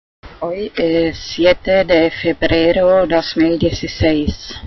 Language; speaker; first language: Spanish; non-native, fluent; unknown